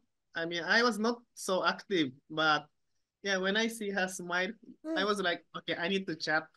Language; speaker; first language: English; non-native, learner; Japanese